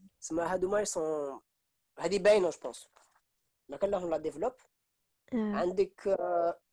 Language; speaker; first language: French; non-native, local second language; Arabic